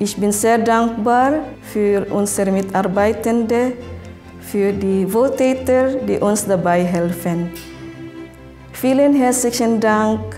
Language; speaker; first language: German; non-native, fluent; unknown